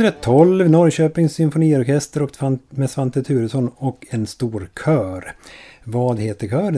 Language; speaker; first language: Swedish; native; Swedish